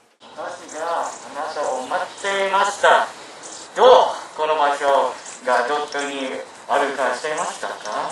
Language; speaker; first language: Japanese; non-native, learner; English